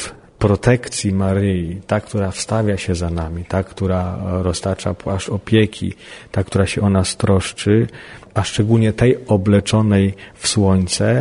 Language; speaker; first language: Polish; native; Polish